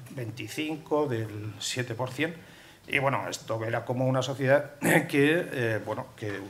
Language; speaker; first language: Spanish; native; Spanish